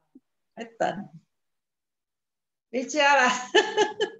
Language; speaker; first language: Chinese; non-native, local second language; Min Nan Chinese